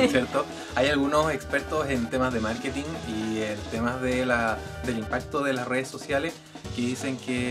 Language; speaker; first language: Spanish; native; Spanish